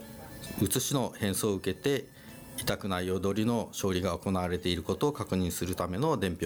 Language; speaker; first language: Japanese; native; Japanese